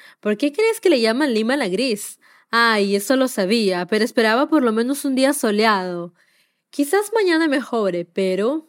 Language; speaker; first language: Spanish; native; Spanish